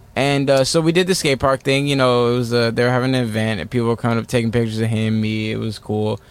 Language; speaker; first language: English; native; English